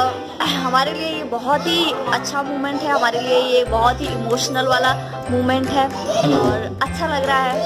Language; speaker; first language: Hindi; native; Hindi